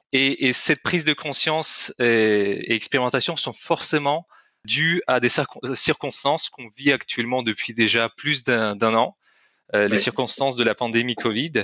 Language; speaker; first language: French; non-native, fluent; Russian